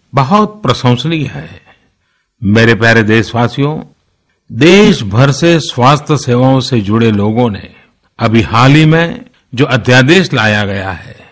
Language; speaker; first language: Hindi; non-native, local second language; Gujarati